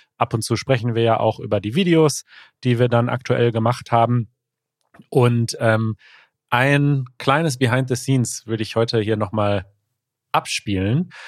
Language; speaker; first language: German; native; German